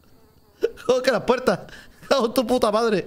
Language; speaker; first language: Spanish; native; Spanish